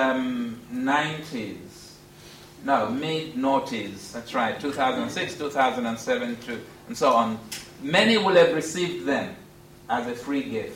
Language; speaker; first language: English; non-native, local second language; Bemba